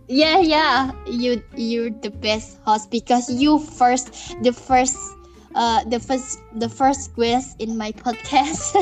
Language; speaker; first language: English; non-native, learner; Indonesian